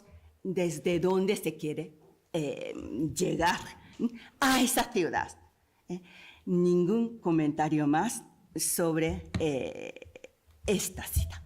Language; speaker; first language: Spanish; non-native, fluent; Japanese